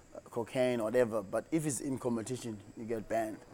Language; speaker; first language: English; non-native, local second language; Xhosa